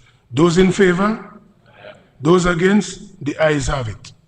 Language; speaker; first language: English; native; English